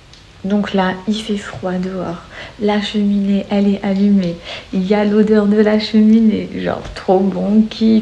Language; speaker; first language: French; native; French